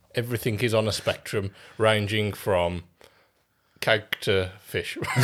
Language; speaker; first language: English; early bilingual, other home language; Urdu